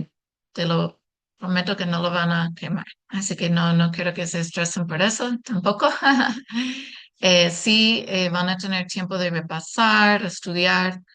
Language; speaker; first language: Spanish; non-native, fluent; English